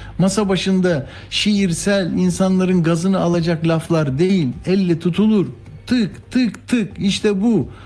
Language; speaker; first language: Turkish; native; Turkish